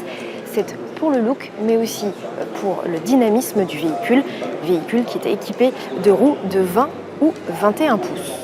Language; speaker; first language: French; native; French